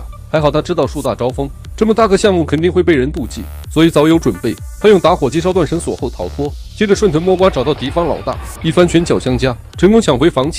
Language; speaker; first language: Chinese; native; Chinese